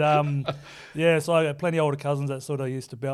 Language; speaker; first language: English; native; English